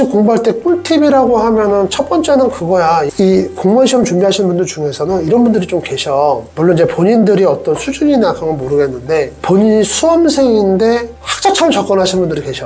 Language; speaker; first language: Korean; native; Korean